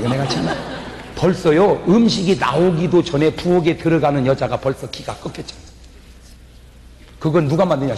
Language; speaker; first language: Korean; native; Korean